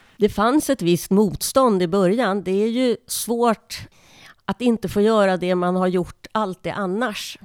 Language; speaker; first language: Swedish; native; Swedish